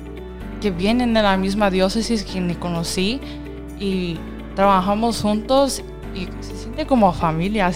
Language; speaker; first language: Spanish; early bilingual, heritage; Spanish